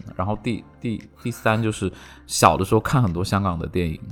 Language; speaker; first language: Chinese; non-native, local second language; Cantonese